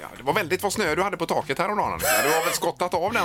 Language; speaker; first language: Swedish; native; Swedish